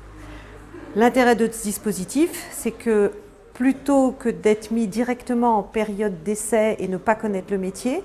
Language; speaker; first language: French; native; French